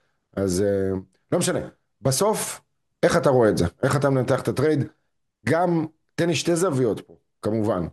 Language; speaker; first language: Hebrew; native; Hebrew